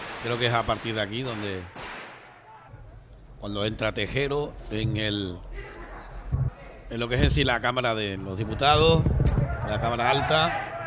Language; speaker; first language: Spanish; native; Spanish